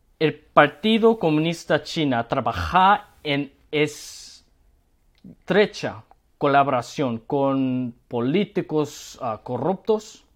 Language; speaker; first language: Spanish; non-native, learner; Korean